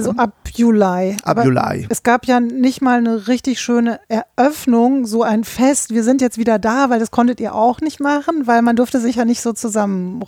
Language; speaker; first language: German; native; German